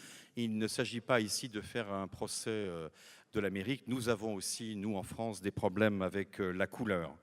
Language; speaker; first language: French; native; French